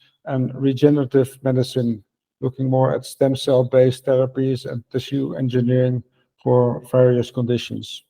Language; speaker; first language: English; non-native, fluent; Dutch